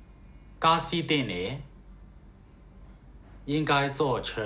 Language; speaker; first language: Chinese; non-native, fluent; Burmese